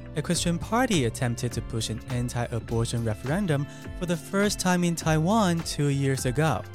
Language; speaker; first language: English; non-native, fluent; Chinese